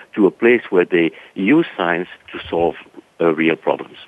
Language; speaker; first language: English; non-native, fluent; French